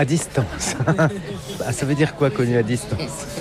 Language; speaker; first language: French; native; French